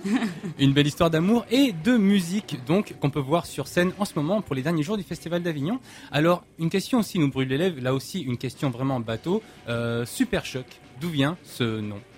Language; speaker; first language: French; native; French